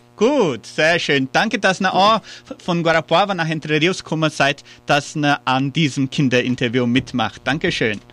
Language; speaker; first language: German; early bilingual, heritage; German